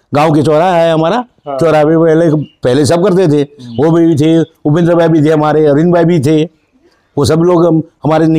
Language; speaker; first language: Hindi; non-native, local second language; Gujarati